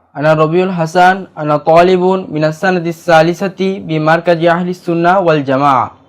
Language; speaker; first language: Arabic; non-native, learner; Bangla